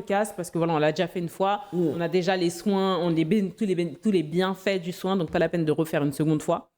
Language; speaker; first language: French; non-native, local second language; Haitian Creole